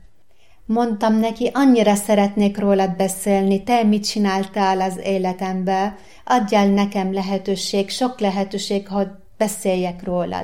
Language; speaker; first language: Hungarian; non-native, learner; Arabic